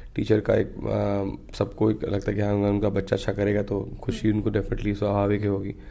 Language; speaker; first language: Hindi; native; Hindi